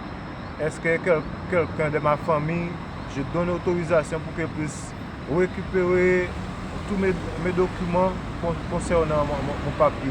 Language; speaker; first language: French; non-native, local second language; Haitian Creole